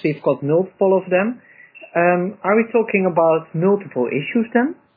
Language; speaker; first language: English; non-native, fluent; Dutch